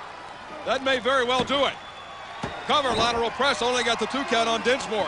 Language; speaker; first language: English; native; English